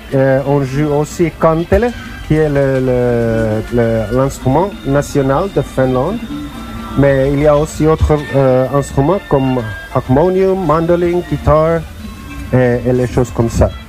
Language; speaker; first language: French; non-native, learner; Finnish